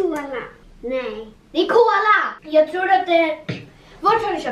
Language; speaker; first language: Swedish; native; Swedish